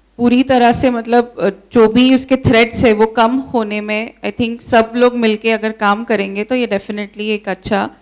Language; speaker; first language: Hindi; non-native, local second language; Marathi